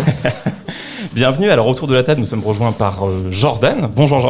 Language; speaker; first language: French; native; French